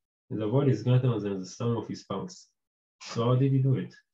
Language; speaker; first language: English; non-native, fluent; Hebrew